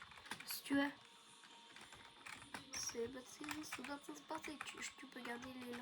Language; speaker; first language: French; native; French